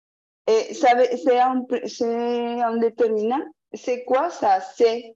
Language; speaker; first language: French; non-native, learner; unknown